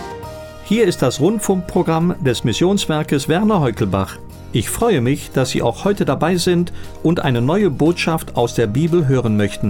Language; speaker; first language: German; native; German